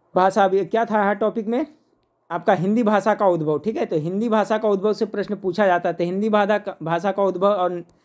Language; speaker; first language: Hindi; native; Hindi